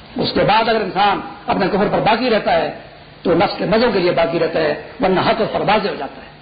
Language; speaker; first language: Urdu; non-native, local second language; Pashto